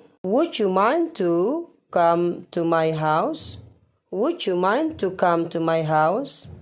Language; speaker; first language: English; non-native, fluent; Indonesian